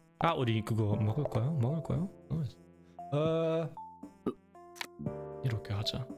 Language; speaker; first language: Korean; non-native, learner; German